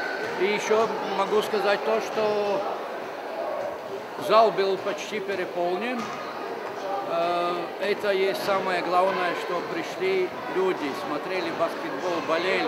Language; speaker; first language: Russian; non-native, fluent; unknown